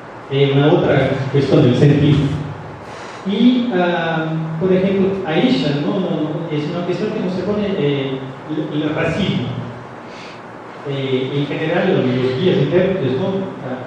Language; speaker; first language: Spanish; non-native, fluent; Portuguese